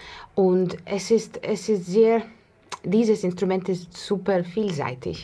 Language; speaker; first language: German; non-native, learner; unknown